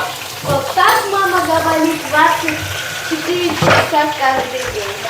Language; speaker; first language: Russian; non-native, learner; Armenian